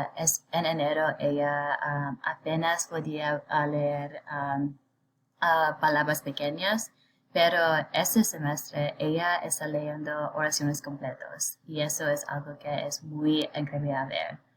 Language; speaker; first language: Spanish; non-native, learner; English